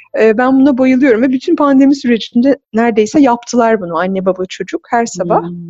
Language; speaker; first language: Turkish; native; Turkish